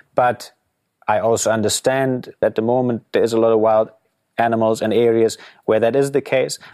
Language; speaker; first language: English; non-native, fluent; German